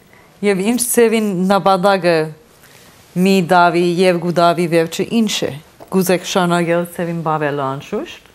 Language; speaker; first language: Armenian; early bilingual, heritage; English